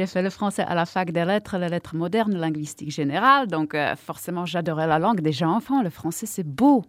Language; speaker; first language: French; non-native, fluent; Czech